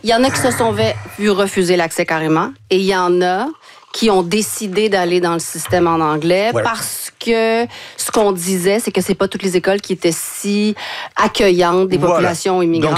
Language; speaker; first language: French; native; French